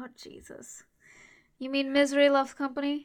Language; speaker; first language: English; native; English